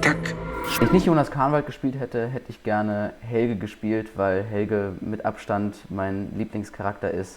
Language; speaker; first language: German; native; German